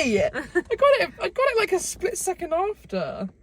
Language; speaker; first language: English; native; English